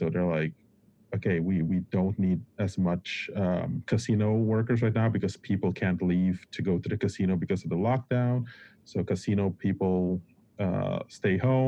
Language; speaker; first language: English; non-native, fluent; Papiamento